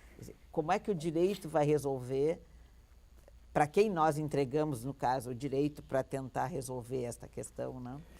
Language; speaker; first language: Portuguese; native; Portuguese